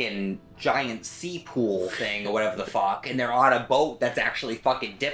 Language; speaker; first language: English; native; English